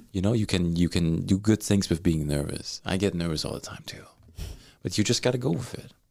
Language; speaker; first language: English; non-native, fluent; German